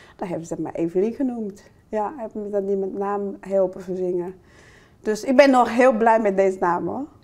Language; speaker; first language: Dutch; non-native, fluent; Chinese